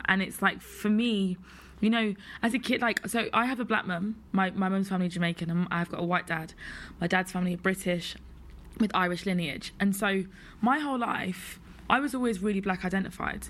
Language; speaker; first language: English; native; English